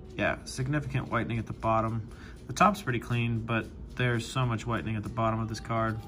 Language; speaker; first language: English; native; English